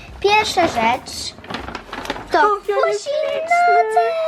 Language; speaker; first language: Polish; early bilingual, heritage; Polish